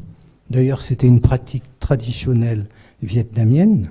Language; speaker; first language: French; native; French